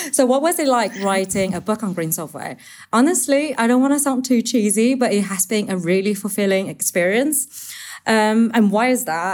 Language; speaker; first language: English; non-native, fluent; Chinese